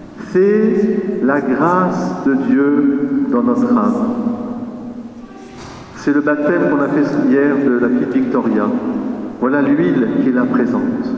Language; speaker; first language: French; native; French